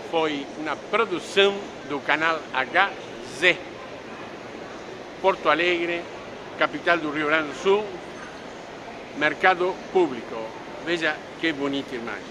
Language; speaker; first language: Portuguese; non-native, fluent; Spanish